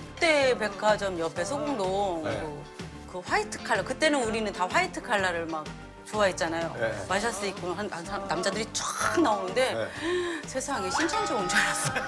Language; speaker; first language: Korean; native; Korean